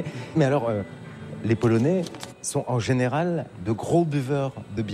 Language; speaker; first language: French; native; French